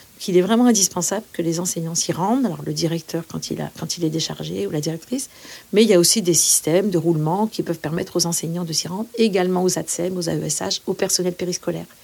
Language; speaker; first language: French; native; French